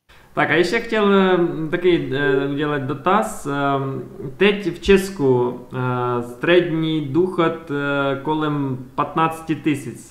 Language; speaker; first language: Czech; non-native, learner; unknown